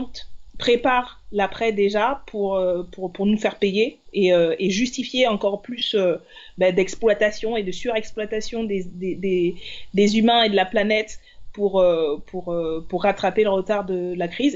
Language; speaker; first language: French; native; French